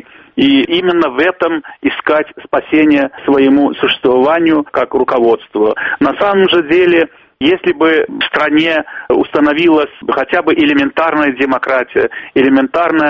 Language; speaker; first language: Russian; native; Russian